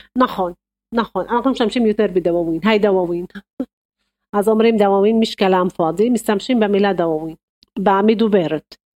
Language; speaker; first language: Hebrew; non-native, local second language; Arabic